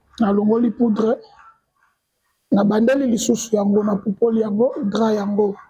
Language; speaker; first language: Lingala; non-native, local second language; Kongo